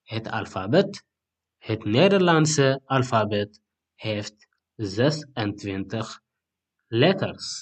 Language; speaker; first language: Dutch; non-native, learner; Tigrinya